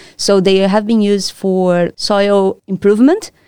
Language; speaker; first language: English; non-native, fluent; Portuguese